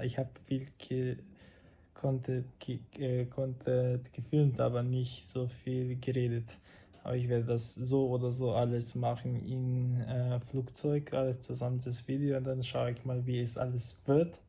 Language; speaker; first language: German; non-native, fluent; Croatian